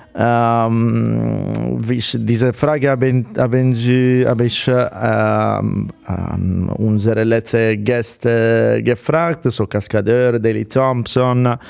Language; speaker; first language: German; non-native, fluent; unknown